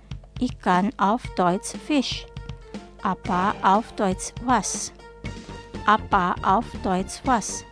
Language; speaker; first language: German; non-native, fluent; Indonesian